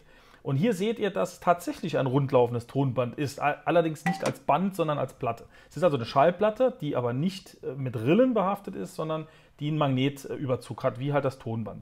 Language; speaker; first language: German; native; German